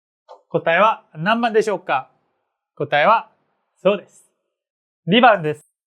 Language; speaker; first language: Japanese; non-native, fluent; Korean